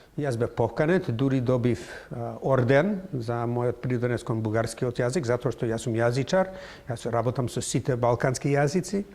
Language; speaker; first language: Macedonian; non-native, fluent; English